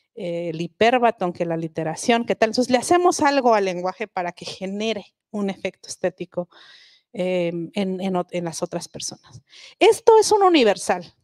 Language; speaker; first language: Spanish; non-native, local second language; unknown